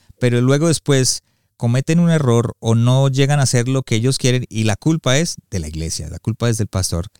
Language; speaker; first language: Spanish; early bilingual, heritage; Spanish